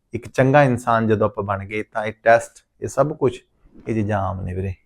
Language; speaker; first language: Hindi; non-native, local second language; Punjabi